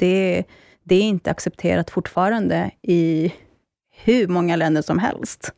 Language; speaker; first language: Swedish; early bilingual, other home language; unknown